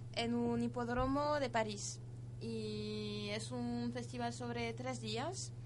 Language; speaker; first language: Spanish; non-native, fluent; French